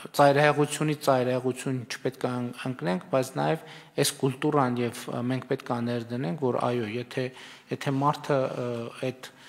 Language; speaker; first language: Armenian; native; Armenian